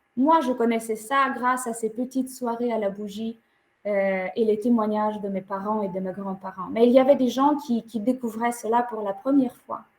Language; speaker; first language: French; non-native, fluent; Ukrainian